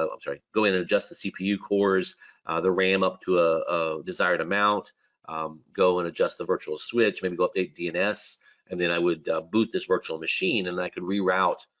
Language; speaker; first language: English; native; English